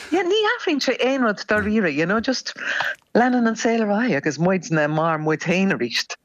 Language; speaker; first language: Irish; non-native, local second language; English